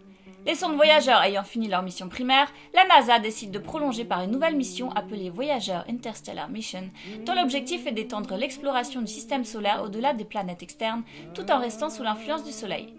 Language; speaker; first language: French; native; French